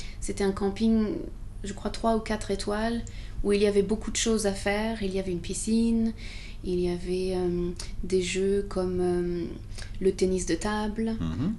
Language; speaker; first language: French; non-native, fluent; English